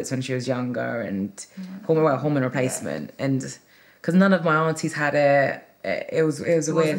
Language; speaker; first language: English; native; English